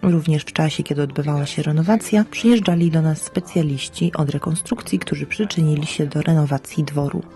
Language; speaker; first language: Polish; native; Polish